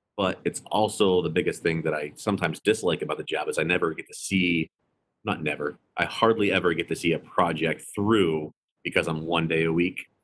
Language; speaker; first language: English; native; English